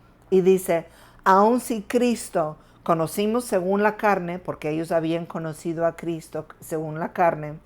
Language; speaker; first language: Spanish; non-native, fluent; English